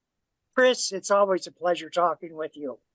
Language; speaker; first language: English; native; English